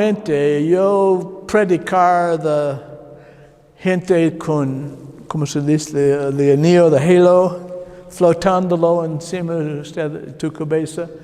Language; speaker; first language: Spanish; non-native, learner; English